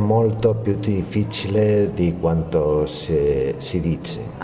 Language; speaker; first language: Italian; non-native, learner; Spanish